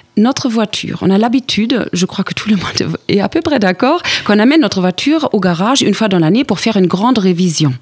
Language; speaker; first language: French; non-native, fluent; German